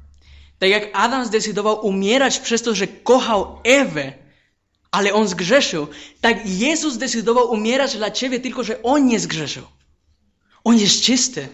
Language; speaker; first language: Polish; non-native, fluent; Spanish